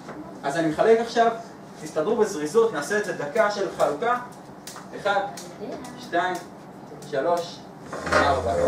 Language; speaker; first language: Hebrew; native; Hebrew